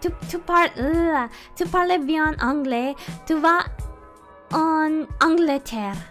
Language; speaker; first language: French; non-native, learner; Spanish